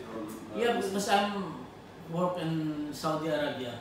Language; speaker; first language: English; non-native, learner; Filipino